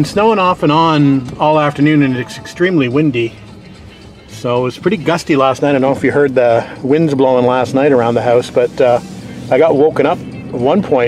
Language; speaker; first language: English; native; English